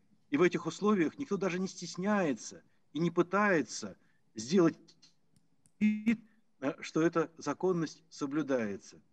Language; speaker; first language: Russian; native; Russian